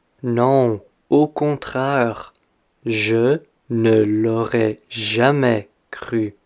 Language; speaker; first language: French; non-native, fluent; English